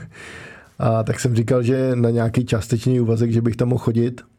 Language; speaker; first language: Czech; native; Czech